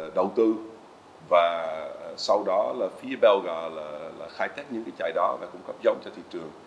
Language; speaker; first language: Vietnamese; non-native, fluent; Dutch